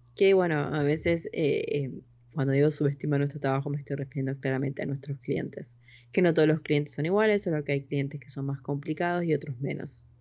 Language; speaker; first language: Spanish; native; Spanish